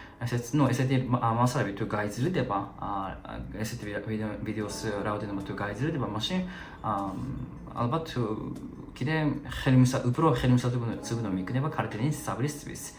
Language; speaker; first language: Georgian; non-native, fluent; Japanese